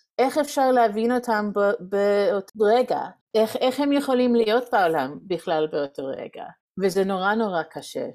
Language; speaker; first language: Hebrew; non-native, fluent; English